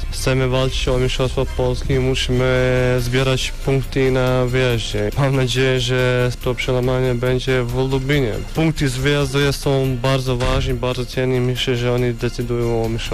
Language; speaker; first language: Polish; non-native, fluent; Bosnian